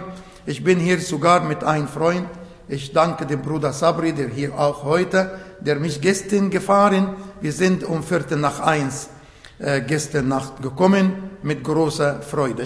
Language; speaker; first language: German; non-native, fluent; Arabic